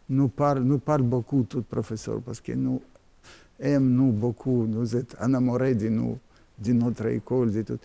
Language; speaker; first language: French; non-native, learner; Russian